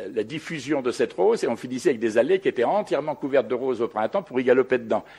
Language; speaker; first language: French; native; French